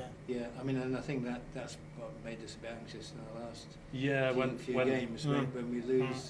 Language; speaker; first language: English; native; English